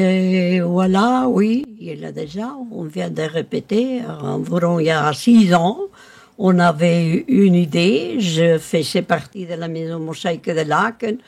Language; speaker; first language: French; non-native, local second language; Spanish